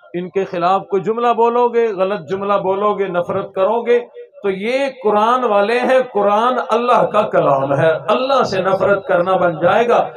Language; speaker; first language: Urdu; non-native, local second language; Saraiki